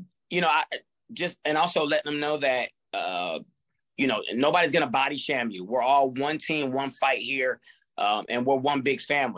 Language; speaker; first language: English; native; English